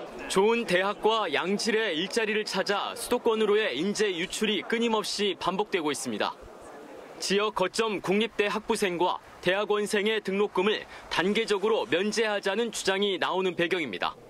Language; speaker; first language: Korean; native; Korean